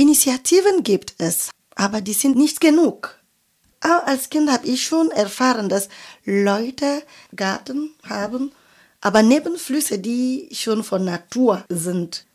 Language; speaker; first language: German; non-native, fluent; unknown